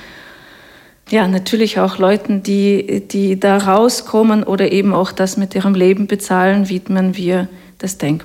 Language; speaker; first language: German; non-native, fluent; Russian